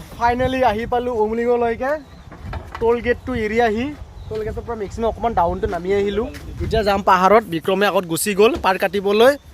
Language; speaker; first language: Assamese; non-native, local second language; Karbi